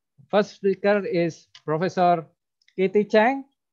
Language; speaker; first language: English; non-native, fluent; Indonesian